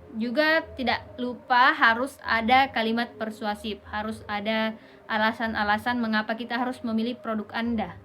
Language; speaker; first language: Indonesian; native; Indonesian